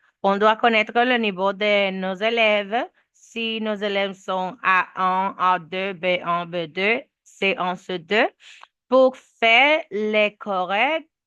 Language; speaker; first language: French; non-native, learner; Spanish